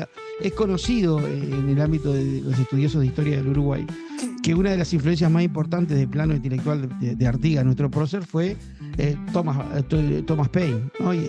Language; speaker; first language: Spanish; native; Spanish